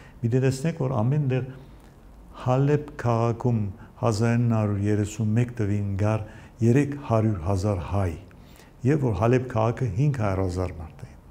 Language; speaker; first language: Armenian; early bilingual, heritage; Armenian